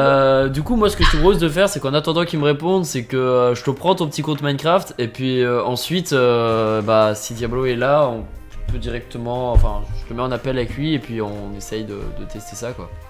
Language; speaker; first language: French; native; French